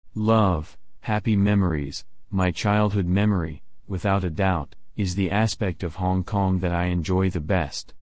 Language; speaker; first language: English; non-native, local second language; Cantonese